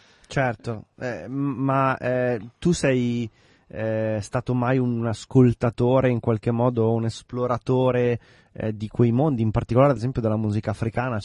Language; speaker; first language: Italian; native; Italian